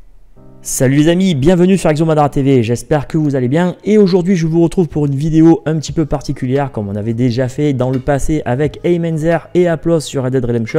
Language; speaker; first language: French; native; French